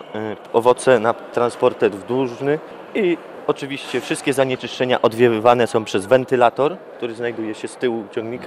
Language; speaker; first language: Polish; native; Polish